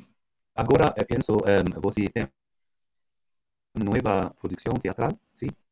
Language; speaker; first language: Portuguese; non-native, learner; Arabic